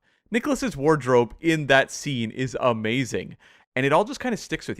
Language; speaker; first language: English; native; English